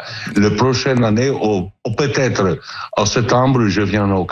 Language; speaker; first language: French; non-native, learner; Italian